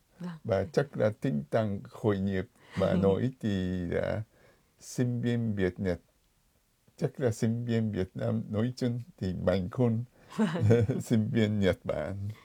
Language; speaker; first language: Vietnamese; non-native, fluent; Japanese